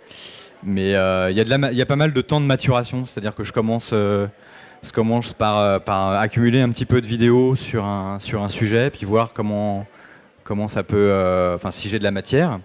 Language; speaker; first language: French; native; French